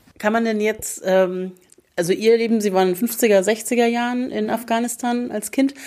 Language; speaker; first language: German; native; German